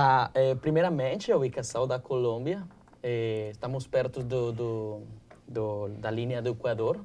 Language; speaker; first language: Portuguese; non-native, learner; Spanish